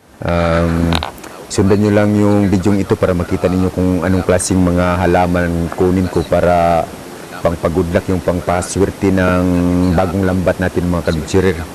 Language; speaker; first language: Filipino; native; Filipino